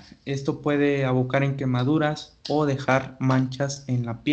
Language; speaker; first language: Spanish; native; Spanish